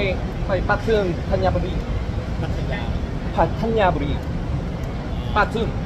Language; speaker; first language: Korean; native; Korean